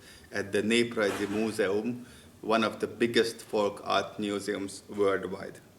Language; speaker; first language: English; non-native, fluent; Hungarian